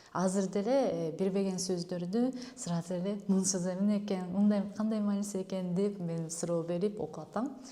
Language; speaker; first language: Kyrgyz; non-native, fluent; Japanese